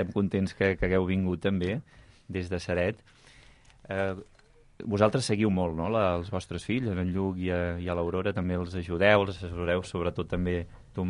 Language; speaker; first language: Catalan; native; Catalan